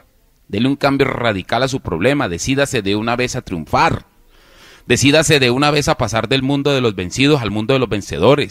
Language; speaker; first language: Spanish; native; Spanish